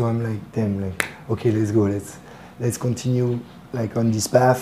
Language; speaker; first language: English; non-native, fluent; French